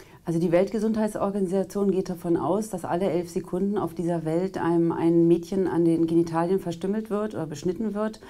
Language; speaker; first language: German; native; German